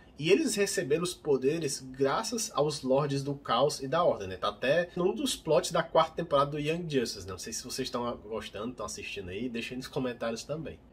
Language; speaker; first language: Portuguese; native; Portuguese